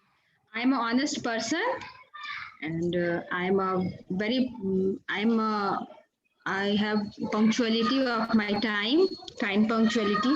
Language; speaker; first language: English; non-native, learner; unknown